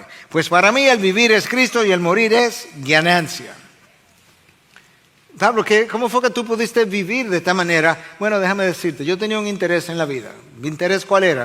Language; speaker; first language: Spanish; native; Spanish